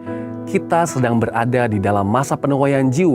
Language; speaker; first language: Indonesian; native; Indonesian